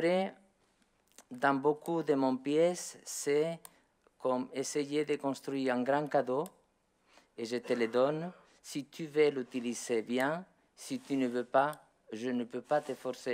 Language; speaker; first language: French; non-native, learner; Spanish